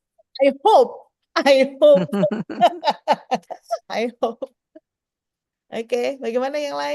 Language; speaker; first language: English; non-native, fluent; Indonesian